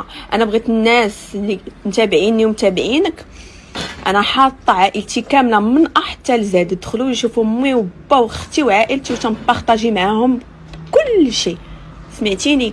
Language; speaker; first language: Arabic; native; Arabic